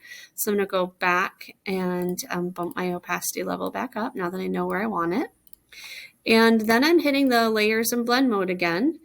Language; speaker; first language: English; native; English